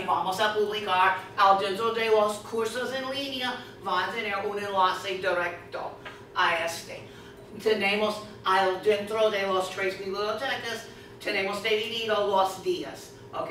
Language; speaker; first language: Spanish; non-native, fluent; English